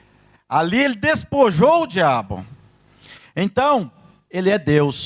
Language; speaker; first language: Portuguese; native; Portuguese